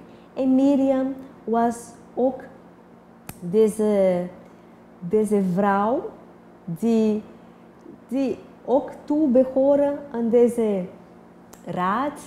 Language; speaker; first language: Dutch; non-native, fluent; Portuguese